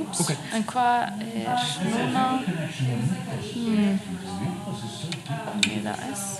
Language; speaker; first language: Icelandic; non-native, fluent; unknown